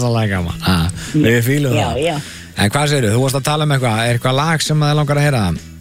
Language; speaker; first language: Icelandic; native; Icelandic